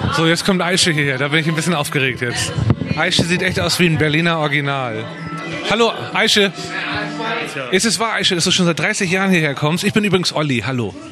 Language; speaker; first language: German; native; German